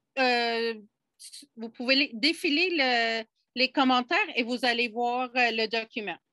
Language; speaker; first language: French; non-native, fluent; English